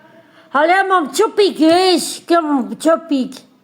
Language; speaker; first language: Slovak; non-native, local second language; Romany